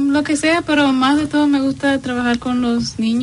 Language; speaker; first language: Spanish; early bilingual, heritage; Spanish